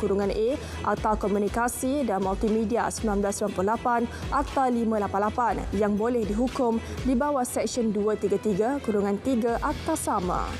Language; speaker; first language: Malay; native; Malay